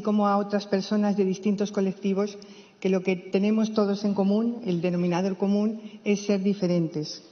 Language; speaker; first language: Spanish; native; Spanish